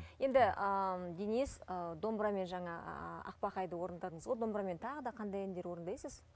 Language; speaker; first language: Kazakh; native; Kazakh